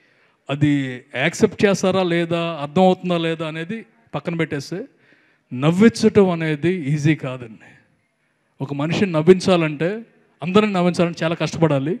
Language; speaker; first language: Telugu; native; Telugu